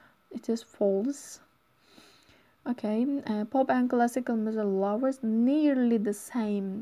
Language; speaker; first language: English; non-native, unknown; Turkish